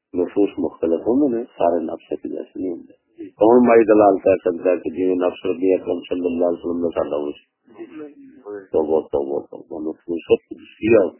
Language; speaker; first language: Urdu; non-native, local second language; Punjabi